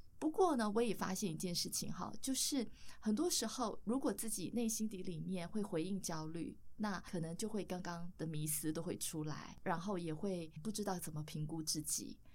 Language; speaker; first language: Chinese; native; Chinese